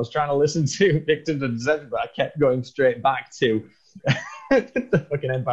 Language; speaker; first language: English; native; English